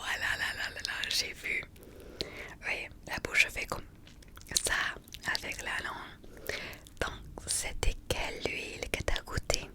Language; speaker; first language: French; non-native, fluent; English